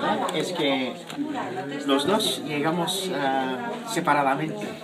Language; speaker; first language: Spanish; non-native, fluent; English